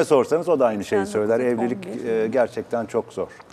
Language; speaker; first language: Turkish; native; Turkish